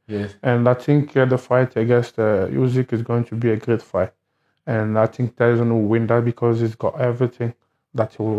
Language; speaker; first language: English; non-native, learner; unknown